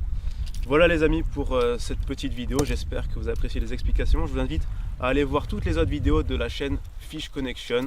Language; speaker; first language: French; native; French